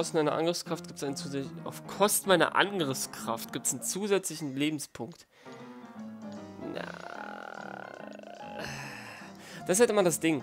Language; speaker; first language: German; native; German